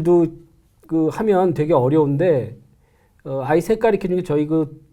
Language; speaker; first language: Korean; native; Korean